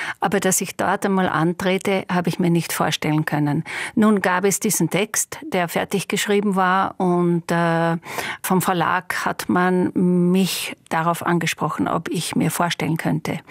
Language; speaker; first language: German; non-native, local second language; Slovenian